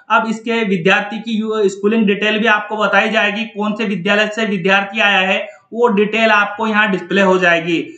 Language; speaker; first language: Hindi; native; Hindi